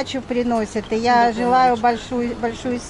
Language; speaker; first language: Russian; native; Russian